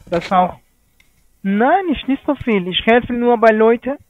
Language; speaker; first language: German; non-native, learner; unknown